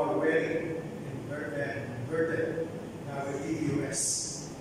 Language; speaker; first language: English; non-native, local second language; Filipino